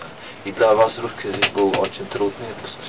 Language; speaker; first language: Russian; non-native, fluent; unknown